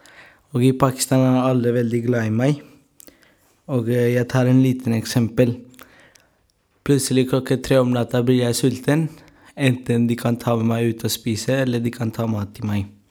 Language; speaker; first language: Norwegian; non-native, fluent; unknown